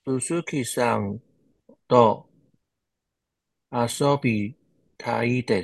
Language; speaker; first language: Japanese; non-native, learner; Chinese